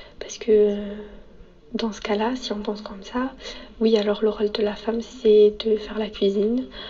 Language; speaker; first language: French; native; French